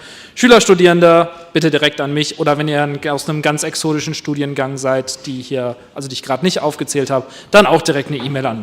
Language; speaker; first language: German; native; German